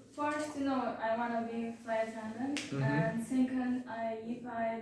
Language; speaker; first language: English; non-native, learner; Turkish